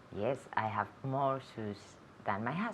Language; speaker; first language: English; non-native, learner; Spanish